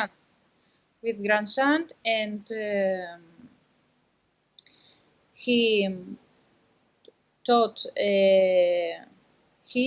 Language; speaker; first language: English; non-native, learner; Spanish